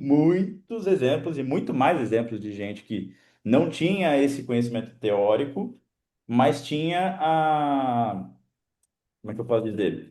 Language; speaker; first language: Portuguese; native; Portuguese